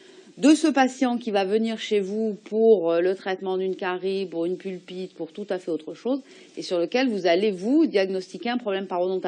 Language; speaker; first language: French; native; French